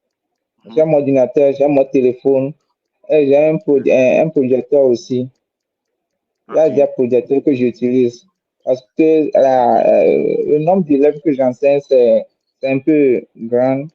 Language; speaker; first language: French; non-native, fluent; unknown